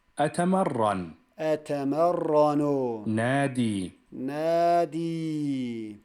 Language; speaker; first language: Arabic; non-native, fluent; Turkish